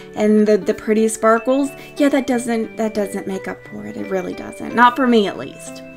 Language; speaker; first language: English; native; English